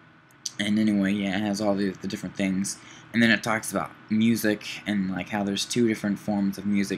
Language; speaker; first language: English; native; English